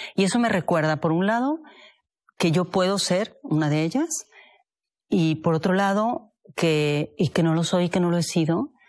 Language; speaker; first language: Spanish; native; Spanish